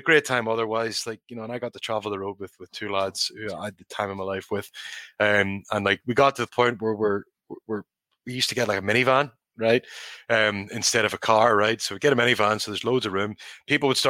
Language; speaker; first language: English; native; English